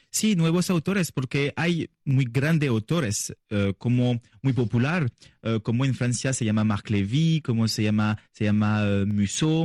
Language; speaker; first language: Spanish; non-native, learner; French